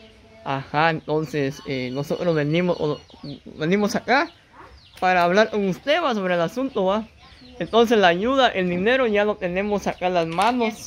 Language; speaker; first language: Spanish; native; Spanish